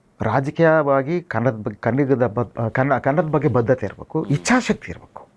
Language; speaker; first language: Kannada; non-native, local second language; Marathi